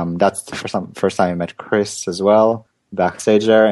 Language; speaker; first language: English; native; English